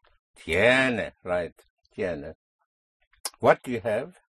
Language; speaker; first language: Spanish; non-native, fluent; English